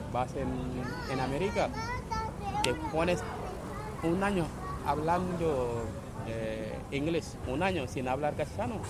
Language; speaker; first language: Spanish; non-native, fluent; Wolof